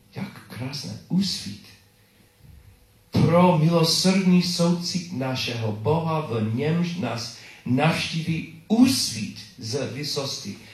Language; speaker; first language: Czech; non-native, learner; English